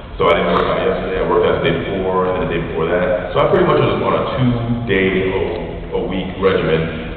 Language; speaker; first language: English; native; English